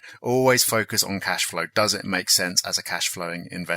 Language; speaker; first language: English; native; English